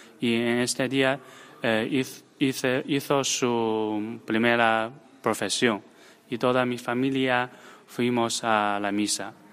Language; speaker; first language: Spanish; non-native, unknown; Chinese